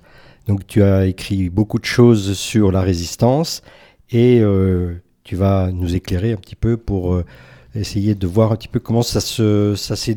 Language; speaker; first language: French; native; French